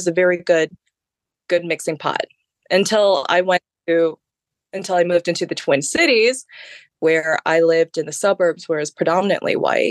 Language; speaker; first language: English; early bilingual, other home language; Khmer